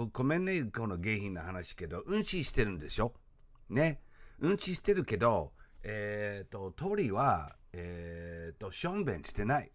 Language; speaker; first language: Japanese; non-native, fluent; English